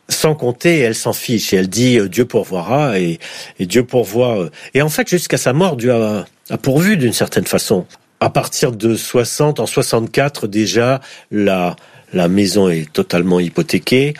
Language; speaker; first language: French; native; French